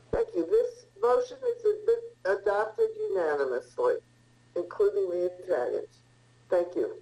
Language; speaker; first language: English; early bilingual, other home language; Italian